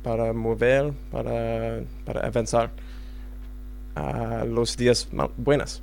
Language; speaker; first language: Spanish; non-native, learner; English